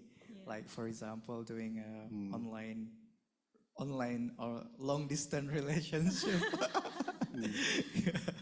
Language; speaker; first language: English; non-native, fluent; Indonesian